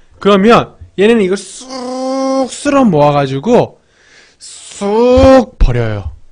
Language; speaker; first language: Korean; early bilingual, heritage; Korean